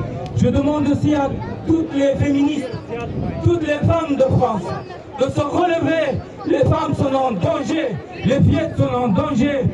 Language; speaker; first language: French; non-native, fluent; Persian